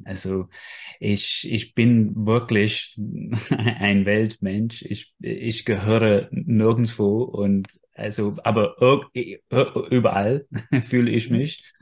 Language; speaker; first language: German; non-native, fluent; English